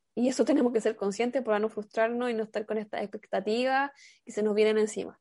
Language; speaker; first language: Spanish; native; Spanish